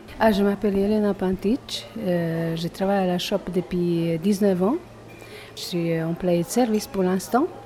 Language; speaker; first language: French; non-native, fluent; Bosnian